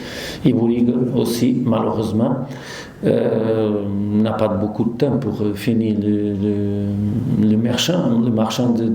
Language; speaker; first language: French; non-native, learner; Portuguese